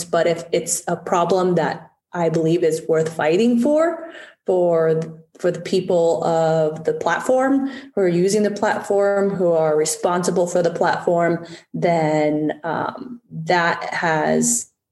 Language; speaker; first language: English; native; English